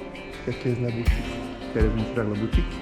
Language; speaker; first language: Spanish; non-native, fluent; Portuguese